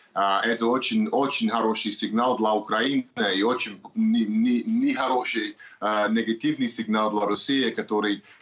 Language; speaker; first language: Russian; non-native, learner; English